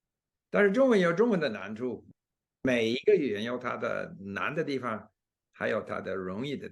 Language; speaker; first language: Chinese; non-native, fluent; English